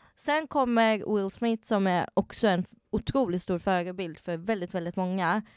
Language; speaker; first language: Swedish; early bilingual, other home language; Russian